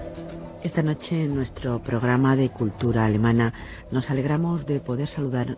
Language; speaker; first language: Spanish; native; Spanish